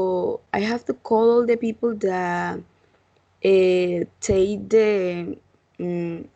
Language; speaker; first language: English; non-native, learner; Spanish